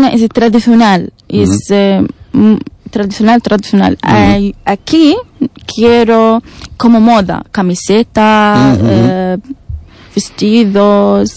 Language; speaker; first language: Spanish; non-native, learner; Arabic